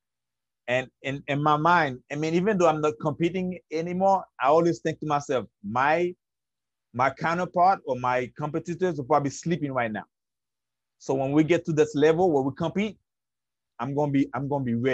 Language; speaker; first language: English; early bilingual, other home language; Haitian Creole